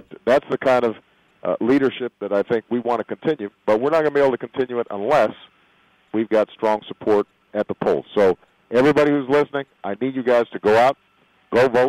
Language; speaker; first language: English; native; English